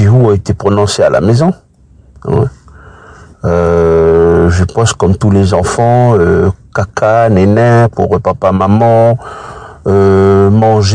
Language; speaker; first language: French; native; French